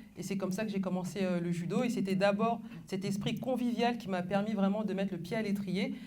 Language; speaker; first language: French; early bilingual, other home language; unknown